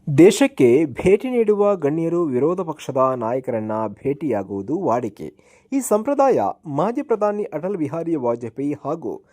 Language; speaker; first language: Kannada; native; Kannada